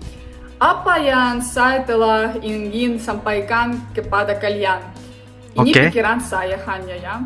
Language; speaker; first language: Indonesian; non-native, learner; Ukrainian